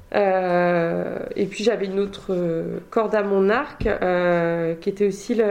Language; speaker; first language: French; native; French